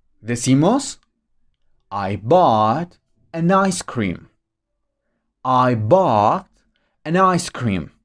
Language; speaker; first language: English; non-native, fluent; Spanish